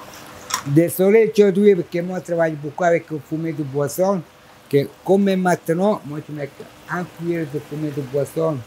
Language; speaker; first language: French; non-native, learner; Italian